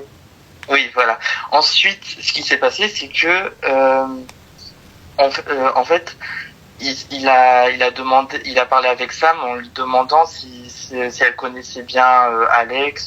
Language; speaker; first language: French; native; French